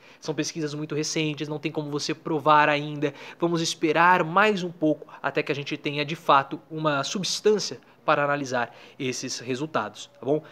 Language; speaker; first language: Portuguese; native; Portuguese